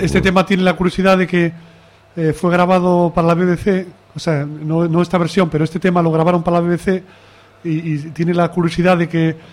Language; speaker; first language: Spanish; native; Spanish